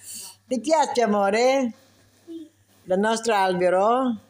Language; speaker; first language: Italian; non-native, learner; Filipino